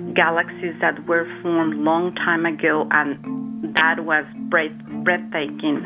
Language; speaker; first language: English; non-native, fluent; Spanish